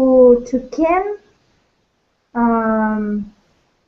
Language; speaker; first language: English; non-native, learner; Russian